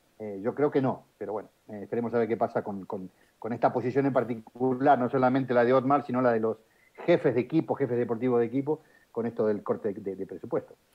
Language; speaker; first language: Spanish; native; Spanish